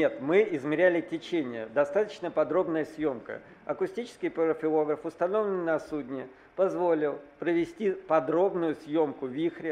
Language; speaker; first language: Russian; native; Russian